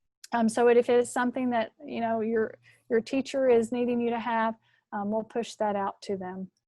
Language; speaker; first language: English; native; English